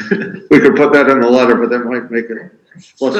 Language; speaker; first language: English; native; English